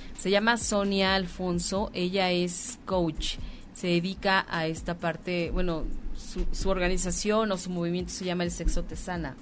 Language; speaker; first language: Spanish; native; Spanish